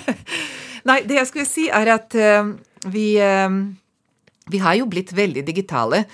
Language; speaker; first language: Norwegian; non-native, fluent; Serbian